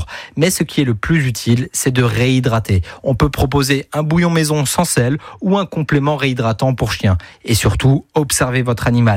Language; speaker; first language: French; native; French